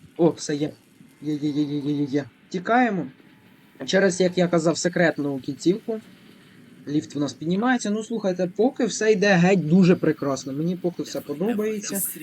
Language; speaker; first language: Ukrainian; non-native, local second language; Russian